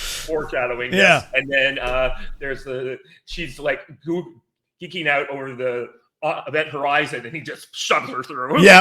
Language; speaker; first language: English; native; English